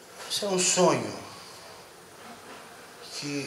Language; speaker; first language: Italian; non-native, learner; Portuguese